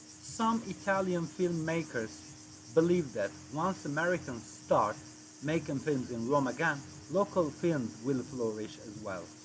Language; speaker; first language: English; non-native, fluent; Turkish